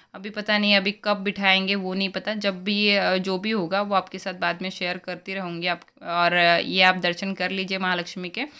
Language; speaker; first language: Hindi; native; Hindi